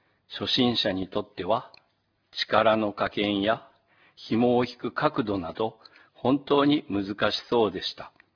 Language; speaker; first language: Japanese; native; Japanese